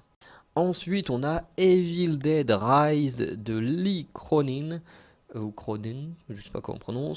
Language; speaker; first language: French; native; French